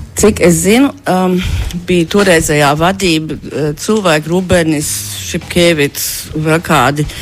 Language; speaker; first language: Latvian; early bilingual, heritage; German